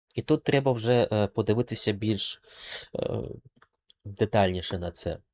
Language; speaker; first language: Ukrainian; non-native, local second language; Russian